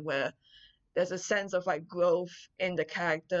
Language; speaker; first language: English; non-native, local second language; Chinese